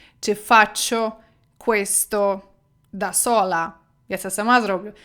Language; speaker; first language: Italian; non-native, fluent; Ukrainian